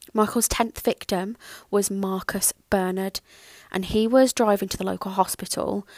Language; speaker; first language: English; native; English